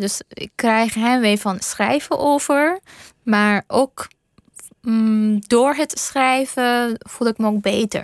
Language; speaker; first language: Dutch; non-native, fluent; Persian